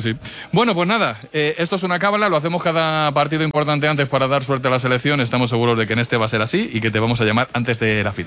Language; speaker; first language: Spanish; native; Spanish